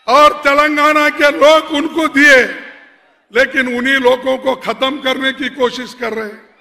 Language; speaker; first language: Hindi; non-native, local second language; Kannada